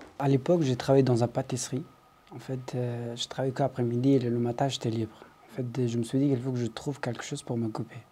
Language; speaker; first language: French; non-native, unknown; Persian